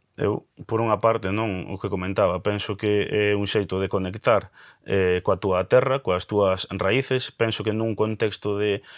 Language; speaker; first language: Galician; non-native, local second language; Spanish